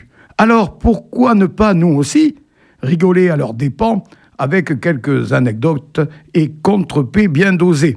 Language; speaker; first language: French; native; French